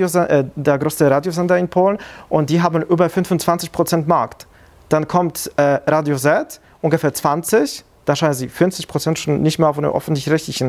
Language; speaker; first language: German; non-native, fluent; Polish